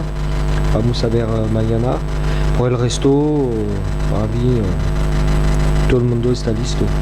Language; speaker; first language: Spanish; non-native, fluent; French